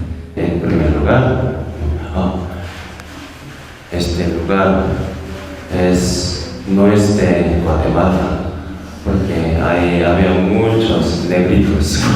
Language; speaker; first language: Spanish; non-native, learner; Korean